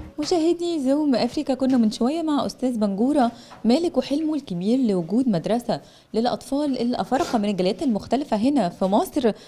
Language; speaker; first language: Arabic; native; Arabic